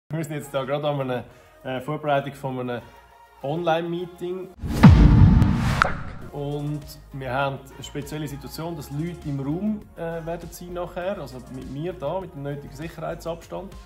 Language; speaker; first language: German; native; German